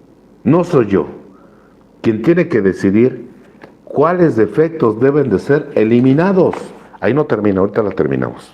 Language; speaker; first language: Spanish; native; Spanish